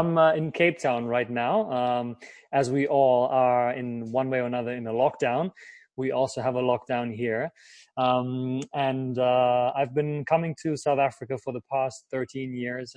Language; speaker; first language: English; non-native, fluent; German